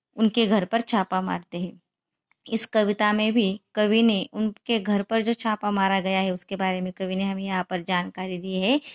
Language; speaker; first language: Hindi; non-native, local second language; Marathi